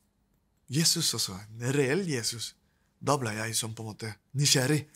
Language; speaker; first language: Norwegian; non-native, fluent; Spanish